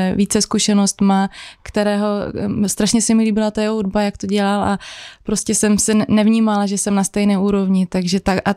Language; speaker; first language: Czech; native; Czech